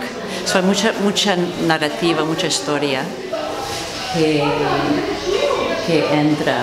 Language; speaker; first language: Spanish; non-native, fluent; English